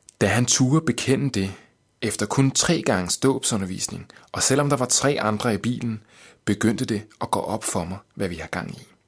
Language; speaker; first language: Danish; native; Danish